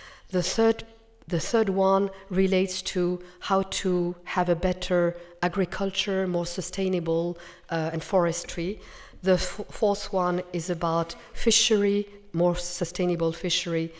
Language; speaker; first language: English; non-native, fluent; French